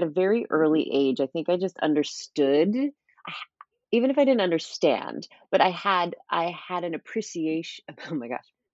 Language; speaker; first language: English; native; English